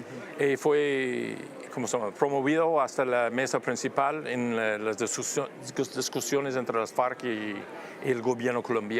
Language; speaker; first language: Spanish; non-native, fluent; English